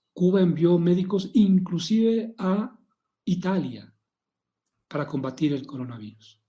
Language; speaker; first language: Spanish; native; Spanish